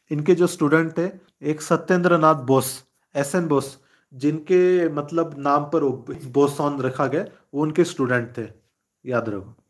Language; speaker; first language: Hindi; non-native, local second language; Marathi